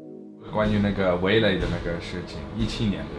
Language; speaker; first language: Chinese; non-native, fluent; English